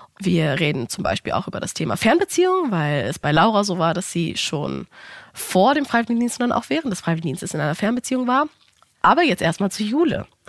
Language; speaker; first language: German; native; German